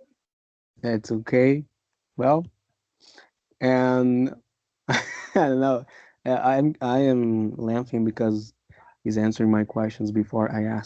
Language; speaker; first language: English; non-native, fluent; Portuguese